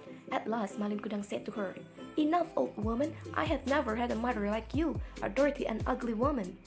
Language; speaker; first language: English; non-native, fluent; Indonesian